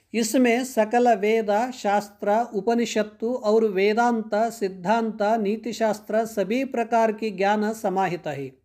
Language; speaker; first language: Hindi; non-native, local second language; Kannada